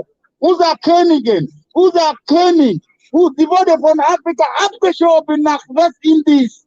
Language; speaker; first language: German; non-native, fluent; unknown